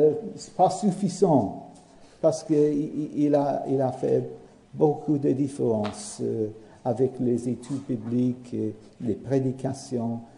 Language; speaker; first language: French; non-native, learner; English